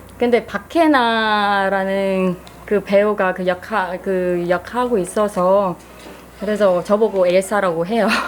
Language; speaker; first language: Korean; non-native, fluent; Vietnamese